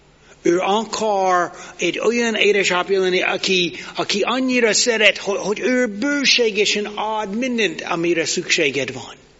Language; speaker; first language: Hungarian; non-native, learner; English